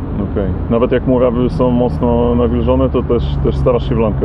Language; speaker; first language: Polish; native; Polish